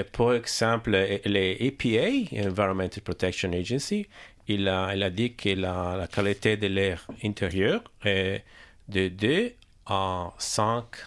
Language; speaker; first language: French; non-native, learner; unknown